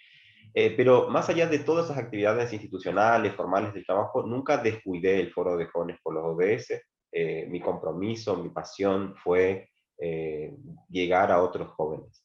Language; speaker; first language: Spanish; native; Spanish